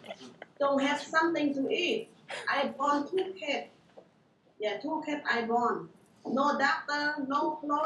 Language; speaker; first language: English; non-native, learner; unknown